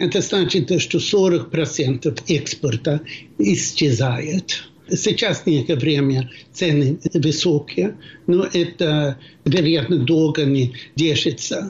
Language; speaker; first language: Russian; non-native, fluent; Swedish